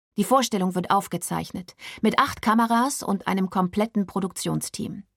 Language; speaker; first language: German; native; German